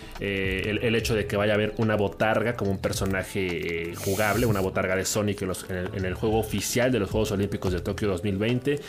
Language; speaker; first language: Spanish; native; Spanish